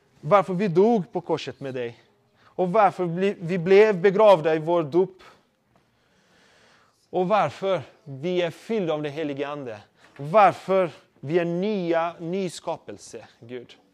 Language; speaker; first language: Swedish; non-native, fluent; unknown